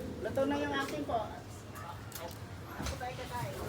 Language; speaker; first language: Filipino; non-native, local second language; Cebuano